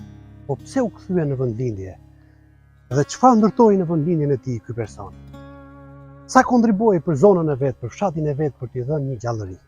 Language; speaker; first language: Albanian; native; Albanian